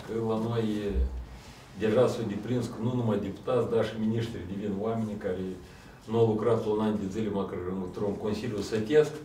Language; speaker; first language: Romanian; non-native, local second language; Russian